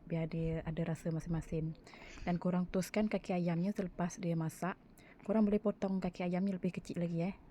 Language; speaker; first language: Malay; native; Malay